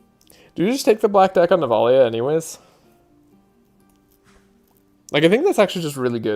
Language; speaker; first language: English; native; English